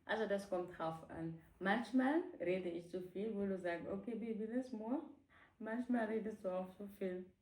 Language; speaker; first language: German; non-native, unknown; Wolof